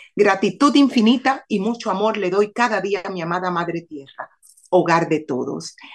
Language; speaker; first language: Spanish; native; Spanish